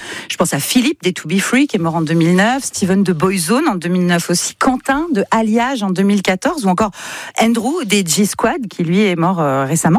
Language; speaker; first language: French; native; French